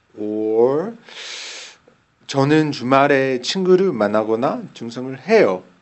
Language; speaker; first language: Korean; non-native, learner; English